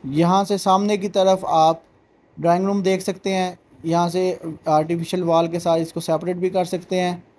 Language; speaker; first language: Urdu; non-native, local second language; Punjabi